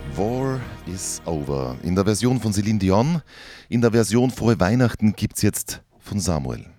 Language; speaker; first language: German; native; German